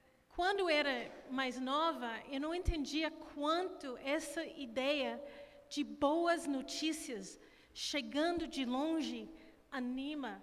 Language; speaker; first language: Portuguese; non-native, fluent; English